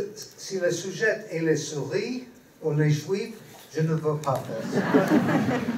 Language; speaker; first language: French; non-native, learner; English